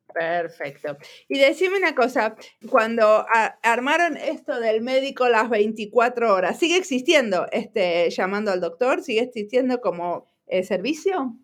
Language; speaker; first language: Spanish; native; Spanish